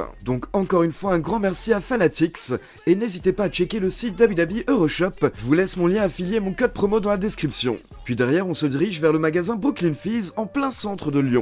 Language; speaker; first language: French; native; French